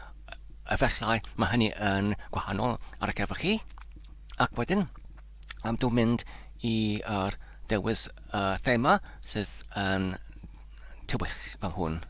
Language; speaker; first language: Welsh; non-native, learner; Polish